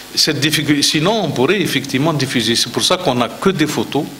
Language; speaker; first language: French; non-native, local second language; Arabic